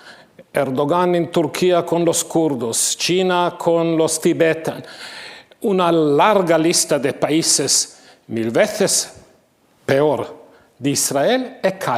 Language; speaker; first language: Spanish; non-native, fluent; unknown